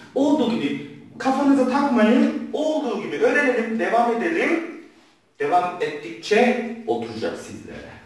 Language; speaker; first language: Turkish; non-native, fluent; Korean